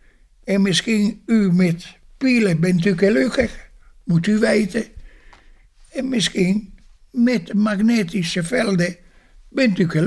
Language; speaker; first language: Dutch; non-native, fluent; Italian